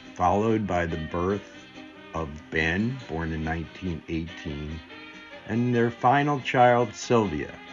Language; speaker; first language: English; native; English